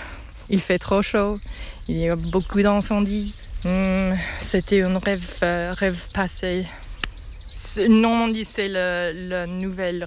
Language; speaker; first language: French; non-native, fluent; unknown